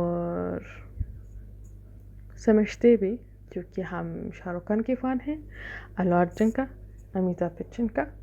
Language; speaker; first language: Hindi; non-native, fluent; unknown